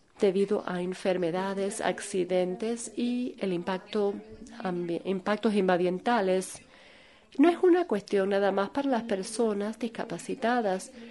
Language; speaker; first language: Spanish; non-native, fluent; Korean